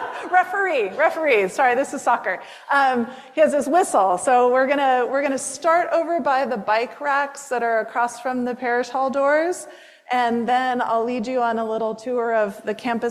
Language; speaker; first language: English; native; English